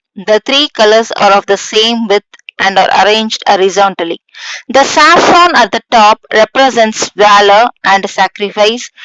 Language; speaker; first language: English; non-native, local second language; Tamil